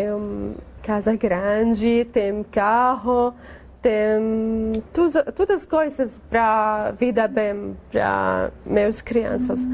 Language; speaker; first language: Portuguese; non-native, learner; Arabic